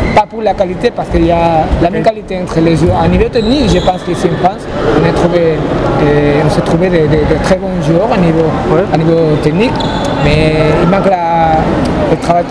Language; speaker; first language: French; non-native, fluent; Spanish